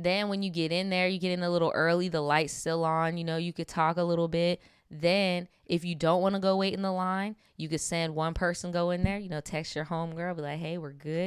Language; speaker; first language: English; native; English